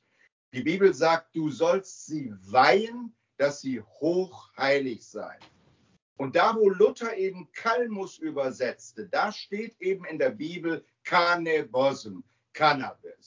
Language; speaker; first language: German; native; German